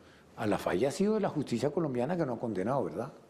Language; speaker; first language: Spanish; native; Spanish